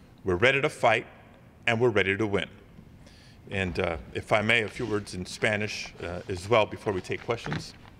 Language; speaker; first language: English; early bilingual, other home language; Spanish